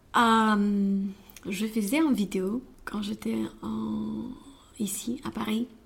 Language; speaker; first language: French; non-native, learner; Romanian